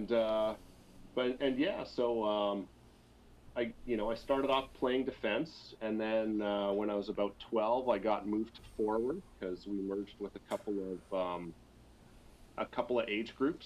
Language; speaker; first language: English; native; English